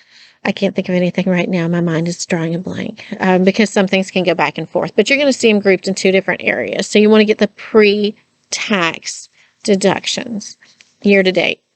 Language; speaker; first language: English; native; English